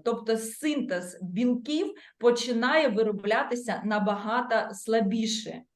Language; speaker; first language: Ukrainian; non-native, local second language; Russian